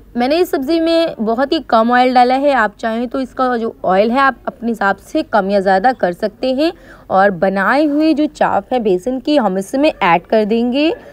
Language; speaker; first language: Hindi; native; Hindi